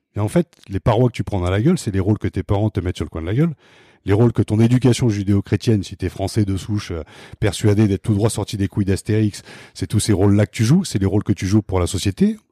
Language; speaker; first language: French; native; French